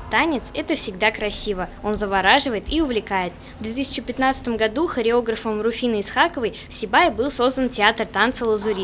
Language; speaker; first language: Russian; native; Russian